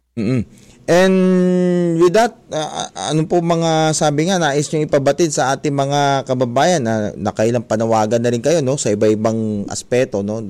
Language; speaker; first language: Filipino; native; Filipino